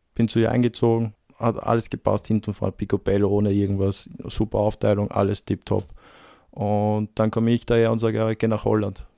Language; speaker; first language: German; native; German